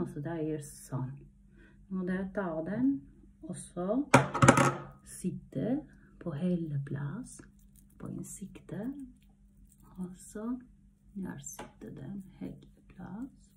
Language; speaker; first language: Swedish; non-native, learner; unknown